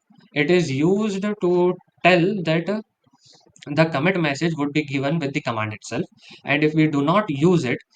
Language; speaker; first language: English; non-native, local second language; Hindi